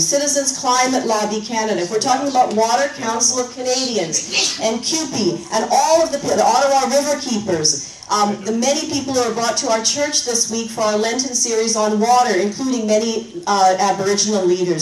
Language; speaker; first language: English; native; English